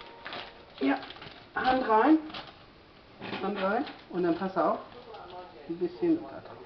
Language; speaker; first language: German; non-native, fluent; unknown